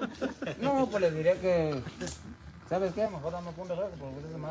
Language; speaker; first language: Spanish; native; Spanish